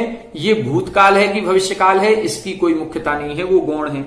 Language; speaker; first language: Hindi; native; Hindi